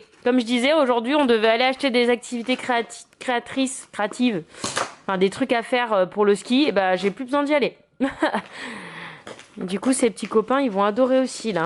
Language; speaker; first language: French; native; French